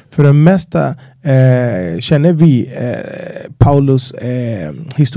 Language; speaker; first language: Swedish; non-native, fluent; Spanish